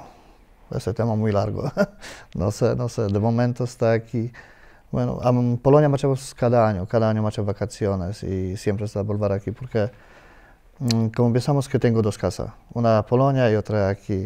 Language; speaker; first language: Spanish; non-native, learner; Polish